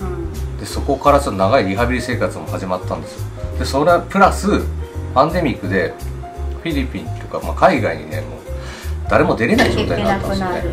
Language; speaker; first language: Japanese; native; Japanese